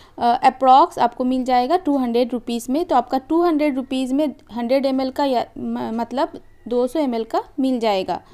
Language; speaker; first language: Hindi; non-native, local second language; Bangla